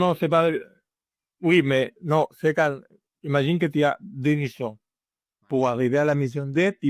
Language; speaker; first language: French; non-native, learner; Spanish